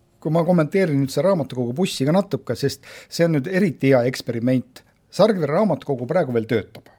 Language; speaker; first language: Estonian; native; Estonian